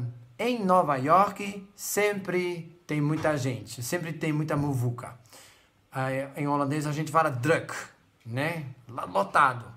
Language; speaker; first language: Portuguese; non-native, fluent; Dutch